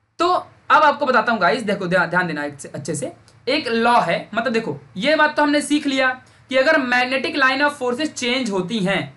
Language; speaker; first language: Hindi; native; Hindi